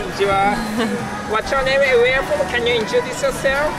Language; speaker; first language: English; non-native, learner; Japanese